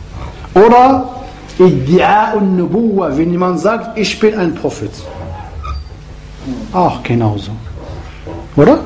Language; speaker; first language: German; non-native, fluent; Arabic